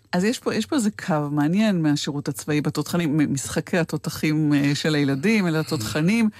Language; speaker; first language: Hebrew; native; Hebrew